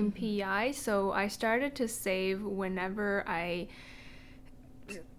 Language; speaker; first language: English; non-native, fluent; Chinese